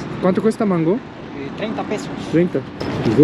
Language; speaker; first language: Spanish; non-native, learner; Korean